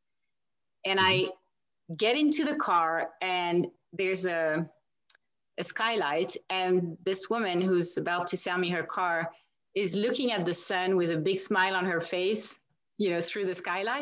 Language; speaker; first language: English; non-native, fluent; French